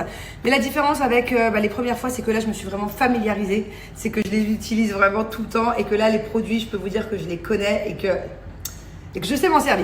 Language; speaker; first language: French; native; French